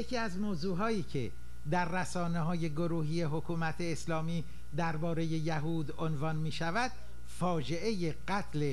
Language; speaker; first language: Persian; native; Persian